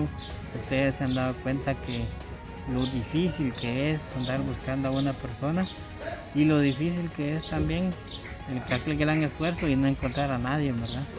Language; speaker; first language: Spanish; native; Spanish